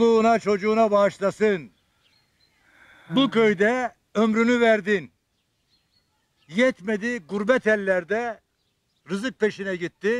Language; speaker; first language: Turkish; native; Turkish